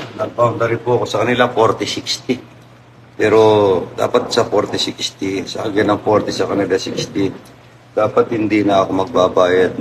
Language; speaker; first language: Filipino; non-native, local second language; Pampanga